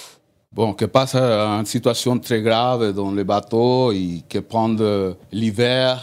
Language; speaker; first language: French; non-native, learner; Spanish